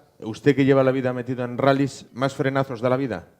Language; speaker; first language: Spanish; native; Spanish